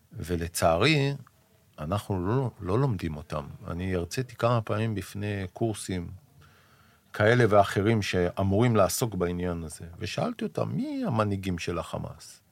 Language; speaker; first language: Hebrew; native; Hebrew